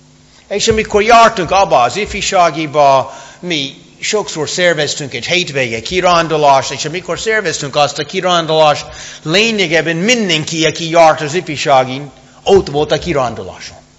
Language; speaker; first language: Hungarian; non-native, fluent; English